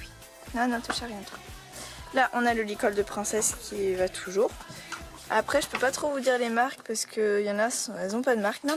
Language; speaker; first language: French; native; French